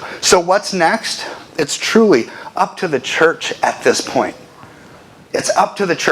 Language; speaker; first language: English; native; English